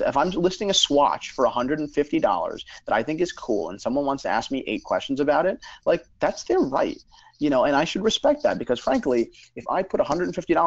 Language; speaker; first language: English; native; English